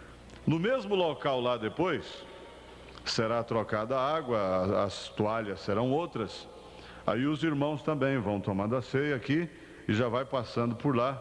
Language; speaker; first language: Portuguese; native; Portuguese